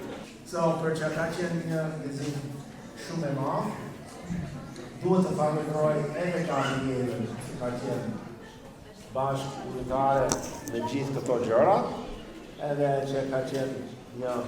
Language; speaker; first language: Albanian; non-native, fluent; English